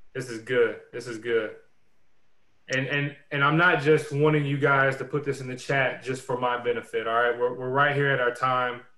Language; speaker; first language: English; native; English